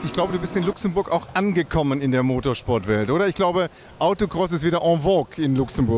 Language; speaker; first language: German; native; German